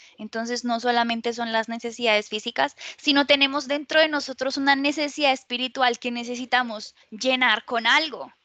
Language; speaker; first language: Spanish; native; Spanish